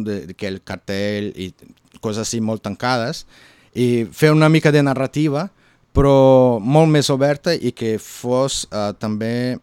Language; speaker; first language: Catalan; non-native, learner; Portuguese